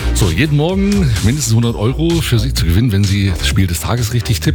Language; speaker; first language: German; native; German